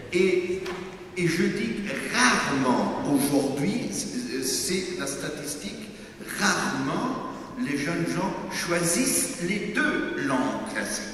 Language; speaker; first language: French; non-native, fluent; German